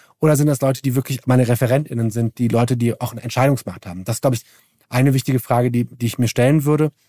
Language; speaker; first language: German; early bilingual, other home language; Turkish